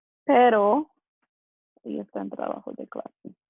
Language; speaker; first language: Spanish; non-native, fluent; English